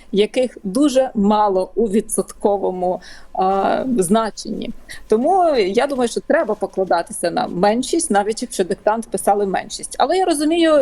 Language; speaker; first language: Ukrainian; native; Ukrainian